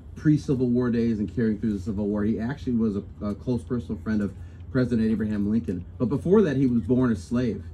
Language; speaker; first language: English; native; English